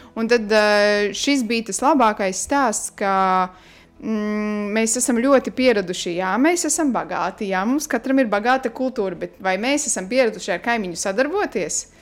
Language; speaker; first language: Latvian; native; Latvian